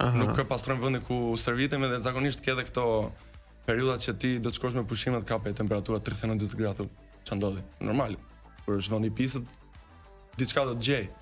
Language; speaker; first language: Albanian; early bilingual, heritage; Albanian